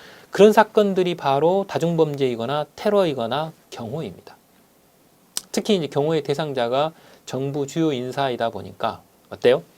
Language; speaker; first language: Korean; native; Korean